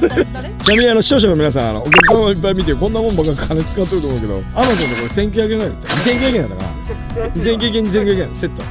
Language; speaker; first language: Japanese; native; Japanese